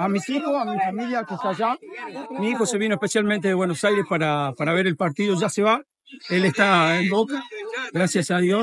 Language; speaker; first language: Spanish; native; Spanish